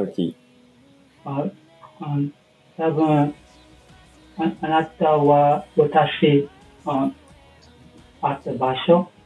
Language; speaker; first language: Japanese; non-native, learner; English